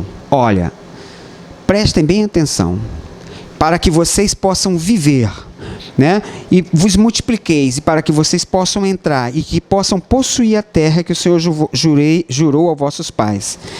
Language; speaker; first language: Portuguese; native; Portuguese